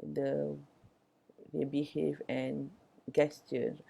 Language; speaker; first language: English; non-native, local second language; Malay